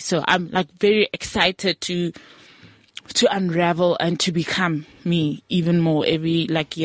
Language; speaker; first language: English; non-native, local second language; Tswana